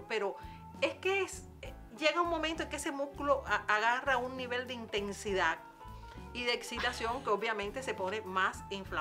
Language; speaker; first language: Spanish; native; Spanish